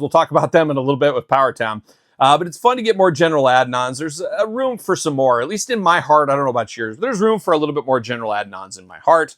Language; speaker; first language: English; native; English